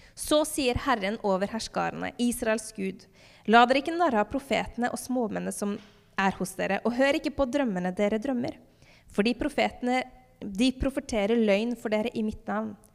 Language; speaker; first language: Norwegian; native; Norwegian